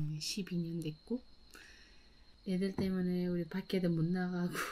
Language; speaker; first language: Korean; non-native, fluent; Uzbek